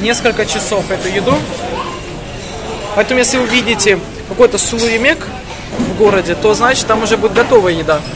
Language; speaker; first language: Russian; native; Russian